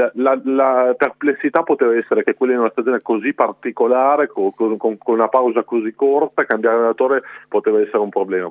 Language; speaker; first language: Italian; native; Italian